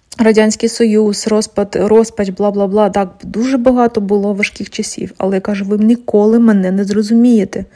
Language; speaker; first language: Ukrainian; non-native, local second language; Russian